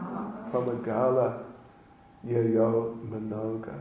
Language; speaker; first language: Russian; non-native, learner; English